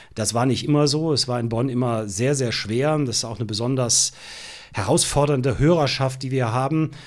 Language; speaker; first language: German; native; German